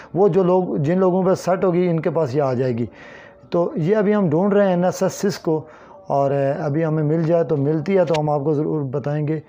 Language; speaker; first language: Urdu; non-native, local second language; Kashmiri